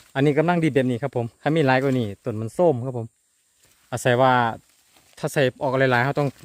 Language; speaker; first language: Thai; native; Thai